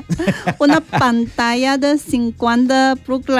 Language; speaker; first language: Spanish; non-native, learner; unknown